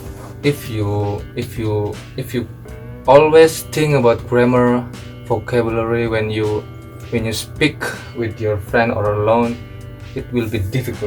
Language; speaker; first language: English; non-native, learner; Indonesian